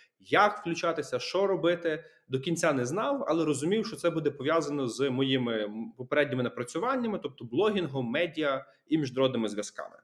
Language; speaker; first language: Ukrainian; native; Ukrainian